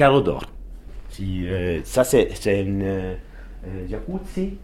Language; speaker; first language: French; non-native, learner; Italian